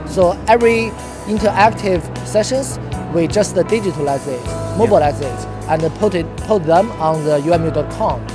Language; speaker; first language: English; non-native, fluent; Chinese